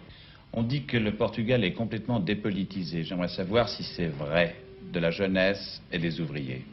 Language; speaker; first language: French; native; French